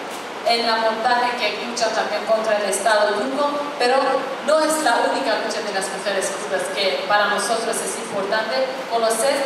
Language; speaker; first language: Spanish; non-native, fluent; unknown